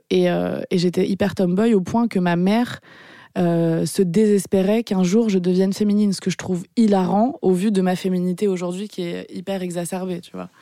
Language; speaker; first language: French; early bilingual, other home language; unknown